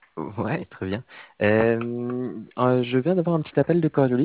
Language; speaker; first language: French; native; French